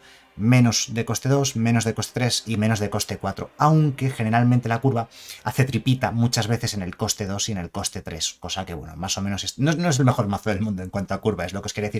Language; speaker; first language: Spanish; native; Spanish